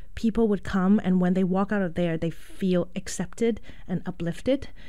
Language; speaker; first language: English; non-native, local second language; Cantonese